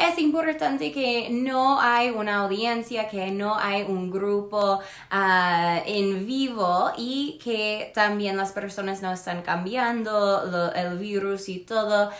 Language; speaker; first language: Spanish; non-native, fluent; English